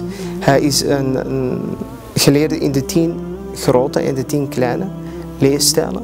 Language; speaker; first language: Dutch; early bilingual, other home language; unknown